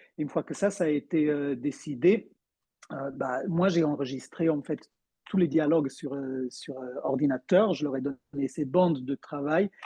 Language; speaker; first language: French; non-native, fluent; Romansh